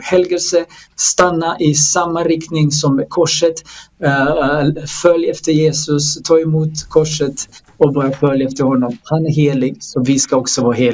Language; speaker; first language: Swedish; non-native, fluent; Croatian